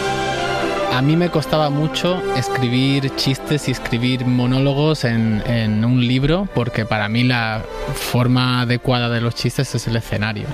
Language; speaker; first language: Spanish; native; Spanish